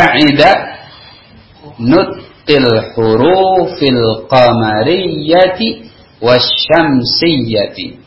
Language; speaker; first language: Arabic; non-native, fluent; Indonesian